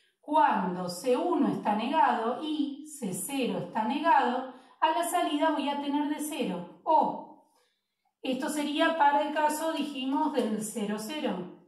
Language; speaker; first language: Spanish; native; Spanish